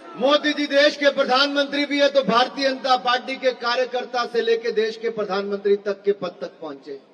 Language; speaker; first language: Hindi; native; Hindi